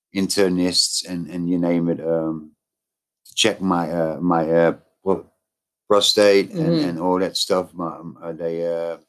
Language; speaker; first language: English; non-native, fluent; Dutch